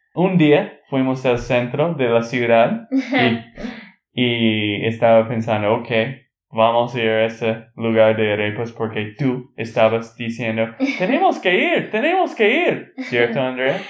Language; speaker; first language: Spanish; non-native, learner; English